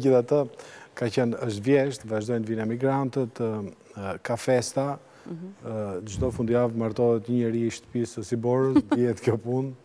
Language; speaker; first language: Albanian; native; Albanian